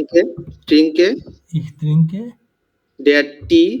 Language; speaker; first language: German; non-native, learner; Bangla